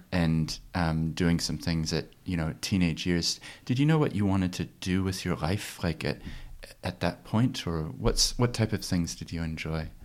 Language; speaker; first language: English; native; English